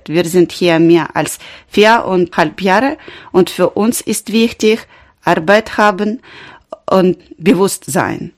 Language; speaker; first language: German; non-native, learner; Ukrainian